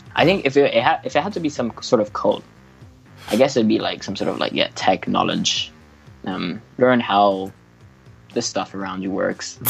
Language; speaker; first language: English; non-native, fluent; French